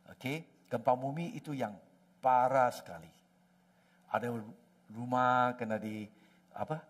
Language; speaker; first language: Malay; non-native, local second language; Chinese